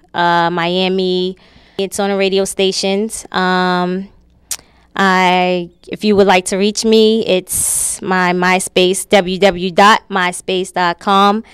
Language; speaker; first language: English; native; English